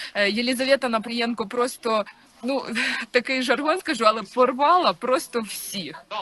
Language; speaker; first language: Ukrainian; native; Ukrainian